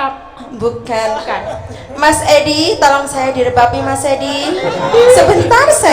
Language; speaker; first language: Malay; non-native, local second language; Javanese